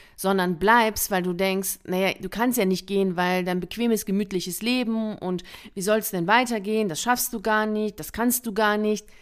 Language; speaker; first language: German; early bilingual, other home language; Persian